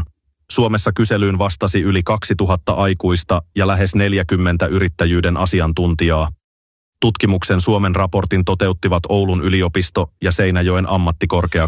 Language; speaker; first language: Finnish; native; Finnish